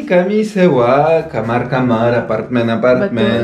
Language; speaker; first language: Indonesian; non-native, learner; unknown